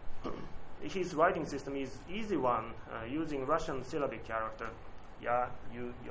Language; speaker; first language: English; non-native, learner; Japanese